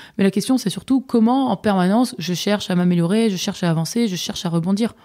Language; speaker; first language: French; native; French